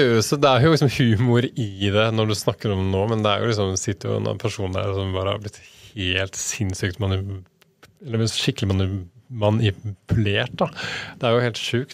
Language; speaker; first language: Norwegian; native; Norwegian